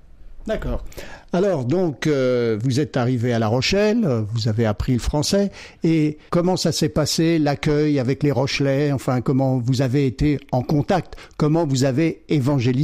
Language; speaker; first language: French; native; French